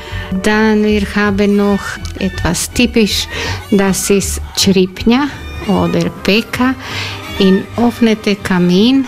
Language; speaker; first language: German; non-native, learner; Croatian